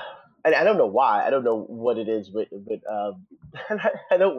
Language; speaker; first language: English; native; English